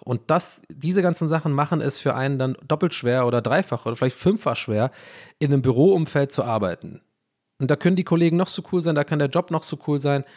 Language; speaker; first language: German; native; German